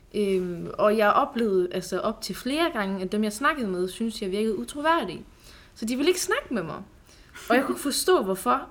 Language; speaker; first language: Danish; early bilingual, other home language; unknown